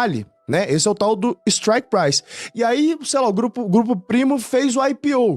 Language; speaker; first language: Portuguese; native; Portuguese